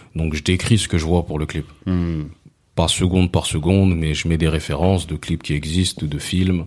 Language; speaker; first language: French; early bilingual, other home language; Lingala